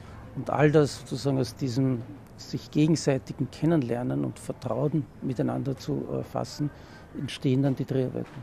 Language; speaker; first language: German; native; German